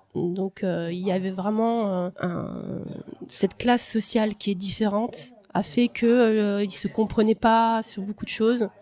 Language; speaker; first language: French; early bilingual, other home language; Portuguese